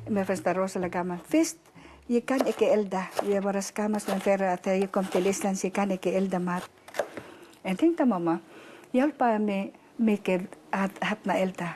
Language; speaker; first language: Icelandic; non-native, learner; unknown